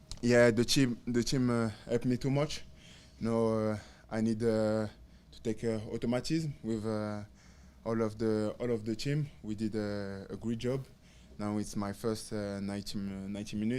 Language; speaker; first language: English; non-native, learner; French